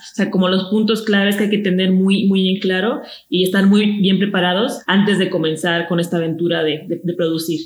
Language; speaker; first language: Spanish; native; Spanish